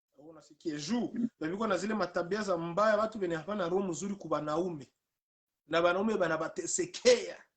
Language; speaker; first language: Swahili; native; Swahili